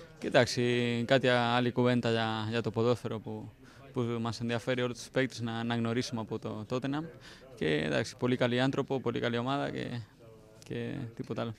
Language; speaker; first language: Greek; non-native, learner; Spanish